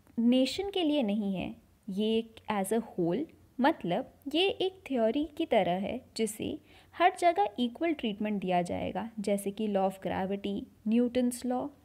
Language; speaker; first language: Hindi; native; Hindi